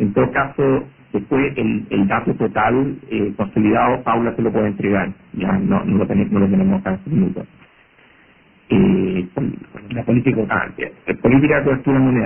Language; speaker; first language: Spanish; native; Spanish